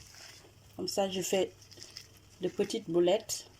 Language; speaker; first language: French; non-native, local second language; Wolof